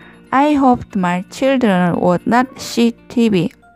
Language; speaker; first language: English; non-native, learner; Korean